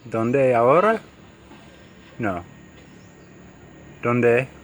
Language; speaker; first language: Spanish; non-native, learner; English